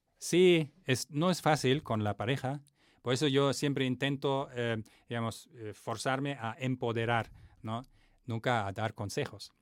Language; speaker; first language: Spanish; non-native, fluent; German